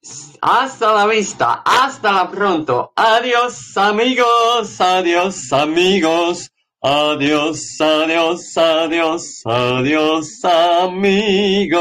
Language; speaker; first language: Spanish; non-native, fluent; English